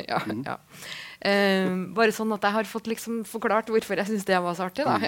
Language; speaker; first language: Norwegian; native; Norwegian